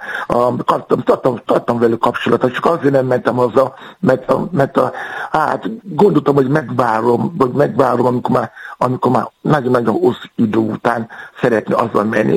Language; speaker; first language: Hungarian; non-native, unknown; Yoruba